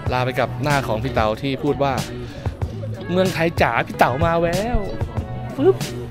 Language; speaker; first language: Thai; native; Thai